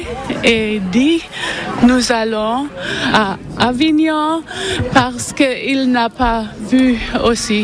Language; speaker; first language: French; non-native, learner; German